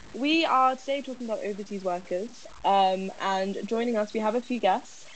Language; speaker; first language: English; native; English